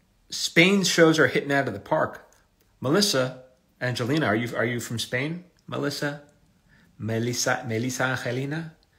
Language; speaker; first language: English; native; English